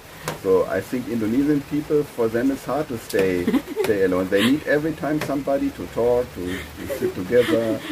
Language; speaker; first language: English; non-native, fluent; German